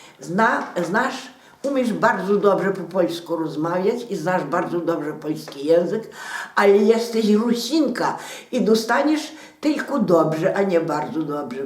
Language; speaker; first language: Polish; non-native, local second language; Ukrainian